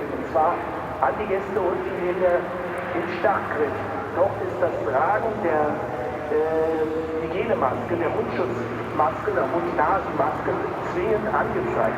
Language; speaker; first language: German; native; German